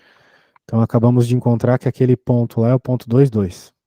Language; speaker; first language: Portuguese; native; Portuguese